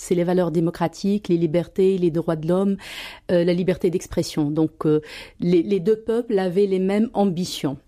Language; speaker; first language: French; non-native, local second language; Arabic